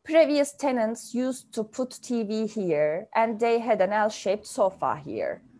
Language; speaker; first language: English; non-native, fluent; Turkish